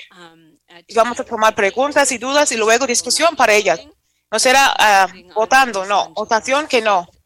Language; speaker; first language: Spanish; non-native, fluent; English